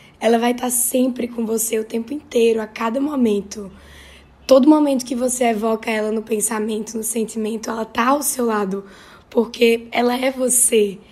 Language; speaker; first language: Portuguese; native; Portuguese